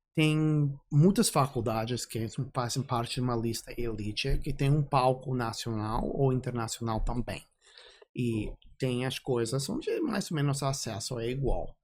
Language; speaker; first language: Portuguese; non-native, fluent; English